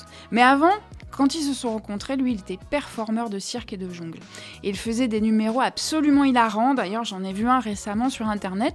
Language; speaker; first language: French; native; French